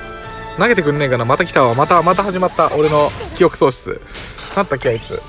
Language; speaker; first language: Japanese; native; Japanese